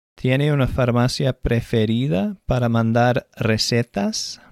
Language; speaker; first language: Spanish; non-native, fluent; English